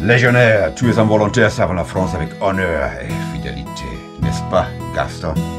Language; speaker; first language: French; non-native, fluent; German